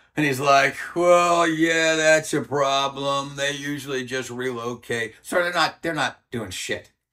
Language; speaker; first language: English; native; English